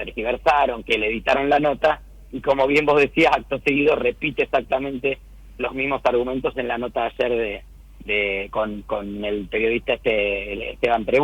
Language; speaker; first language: Spanish; native; Spanish